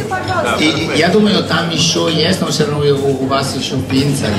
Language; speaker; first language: Russian; non-native, learner; Italian